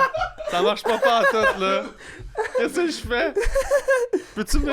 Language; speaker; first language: French; native; French